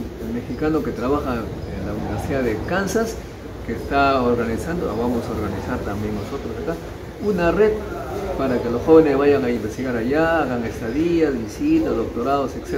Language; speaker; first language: Spanish; native; Spanish